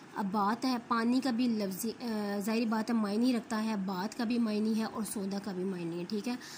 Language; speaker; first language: Urdu; native; Urdu